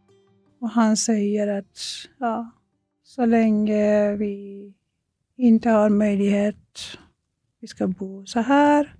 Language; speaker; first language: Swedish; non-native, fluent; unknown